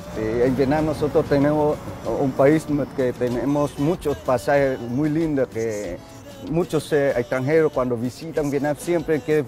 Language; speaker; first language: Spanish; non-native, fluent; Vietnamese